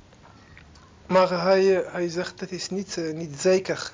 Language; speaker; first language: Dutch; non-native, learner; Arabic